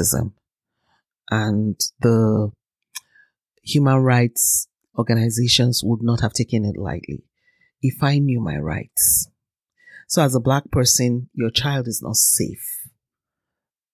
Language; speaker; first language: English; non-native, local second language; Yoruba